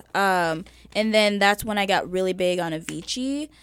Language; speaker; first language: English; early bilingual, other home language; Yoruba